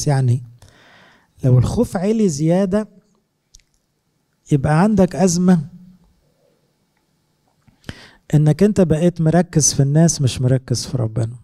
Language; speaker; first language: Arabic; native; Arabic